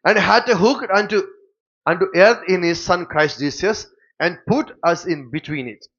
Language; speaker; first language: English; non-native, local second language; Telugu